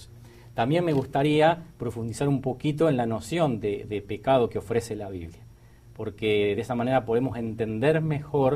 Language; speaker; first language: Spanish; native; Spanish